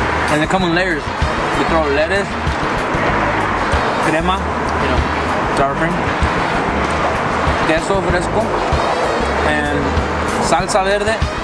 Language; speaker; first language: English; early bilingual, other home language; Spanish